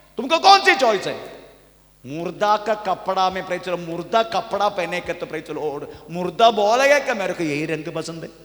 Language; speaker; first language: Hindi; non-native, local second language; Malayalam